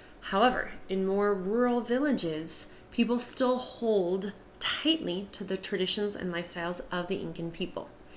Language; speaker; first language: English; native; English